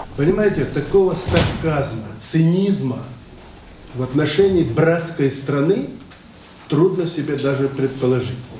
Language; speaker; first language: Russian; non-native, local second language; Ukrainian